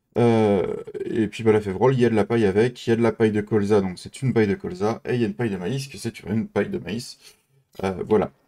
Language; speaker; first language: French; native; French